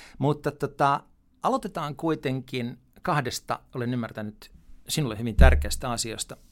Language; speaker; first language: Finnish; native; Finnish